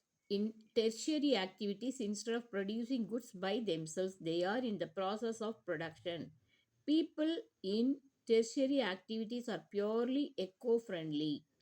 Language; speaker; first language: English; non-native, local second language; Tamil